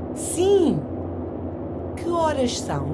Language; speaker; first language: Portuguese; non-native, learner; English